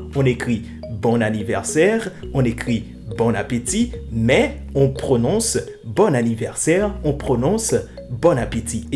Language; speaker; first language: French; non-native, local second language; Haitian Creole